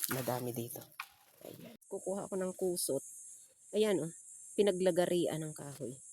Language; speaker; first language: Filipino; native; Filipino